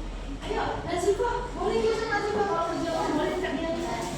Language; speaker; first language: Indonesian; native; Indonesian